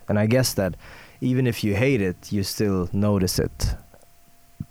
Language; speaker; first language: English; non-native, fluent; Swedish